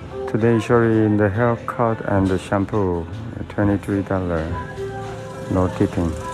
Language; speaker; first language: English; non-native, learner; Korean